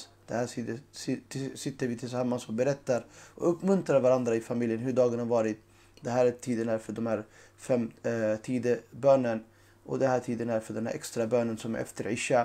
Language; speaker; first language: Swedish; non-native, fluent; Urdu